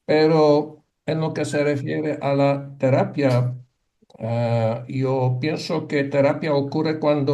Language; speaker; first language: Spanish; non-native, fluent; Polish